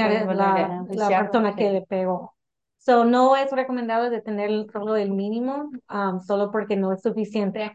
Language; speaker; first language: Spanish; early bilingual, heritage; English